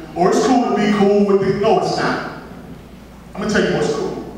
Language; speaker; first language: English; native; English